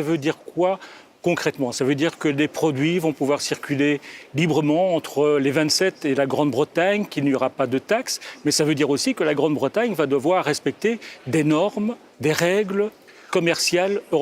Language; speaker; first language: French; native; French